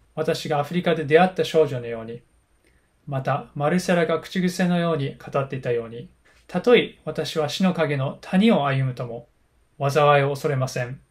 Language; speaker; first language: Japanese; native; Japanese